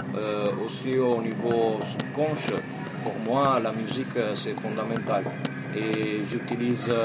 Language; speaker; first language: French; non-native, fluent; Italian